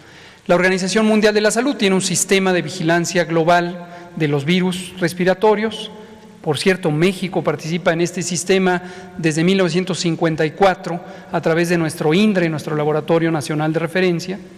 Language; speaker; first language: Spanish; native; Spanish